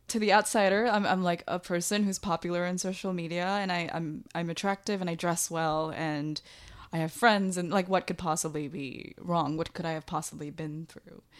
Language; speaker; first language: English; early bilingual, other home language; Bangla